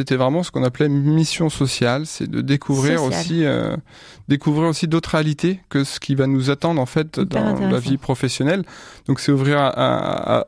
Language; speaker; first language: French; native; French